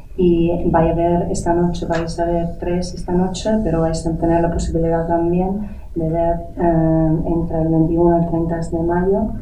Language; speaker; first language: Spanish; native; Spanish